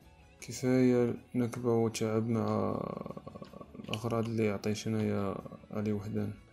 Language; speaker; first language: Arabic; native; Arabic